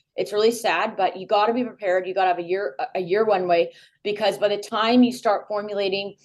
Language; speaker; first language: English; native; English